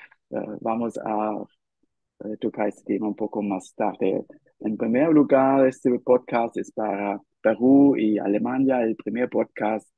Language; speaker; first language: Spanish; non-native, fluent; German